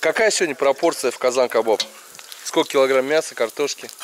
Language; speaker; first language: Russian; native; Russian